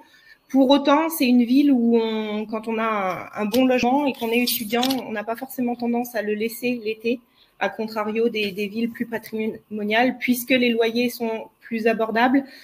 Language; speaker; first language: French; native; French